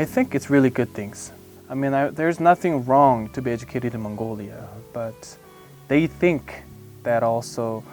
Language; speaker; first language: English; non-native, fluent; Korean